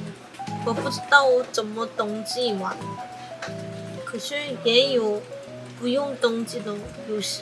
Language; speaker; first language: Chinese; non-native, learner; Korean